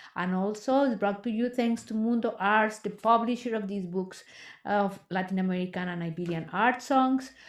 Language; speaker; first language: English; non-native, fluent; Spanish